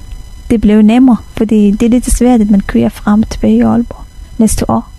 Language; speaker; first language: Danish; non-native, fluent; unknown